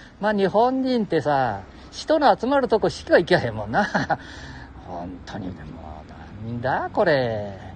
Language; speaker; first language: Japanese; native; Japanese